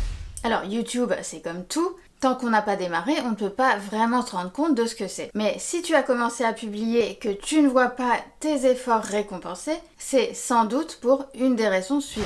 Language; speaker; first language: French; native; French